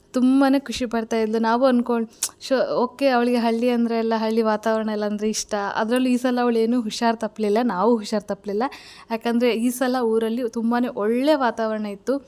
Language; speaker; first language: Kannada; native; Kannada